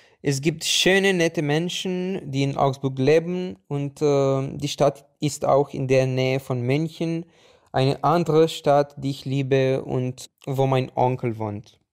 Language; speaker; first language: German; non-native, fluent; Romanian